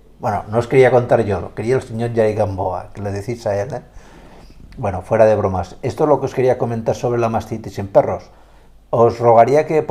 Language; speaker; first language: Spanish; native; Spanish